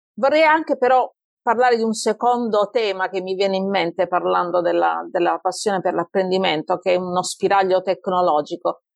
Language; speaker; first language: Italian; native; Italian